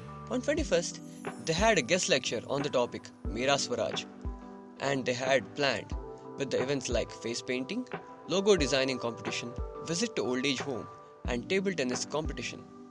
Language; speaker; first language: English; non-native, local second language; Kannada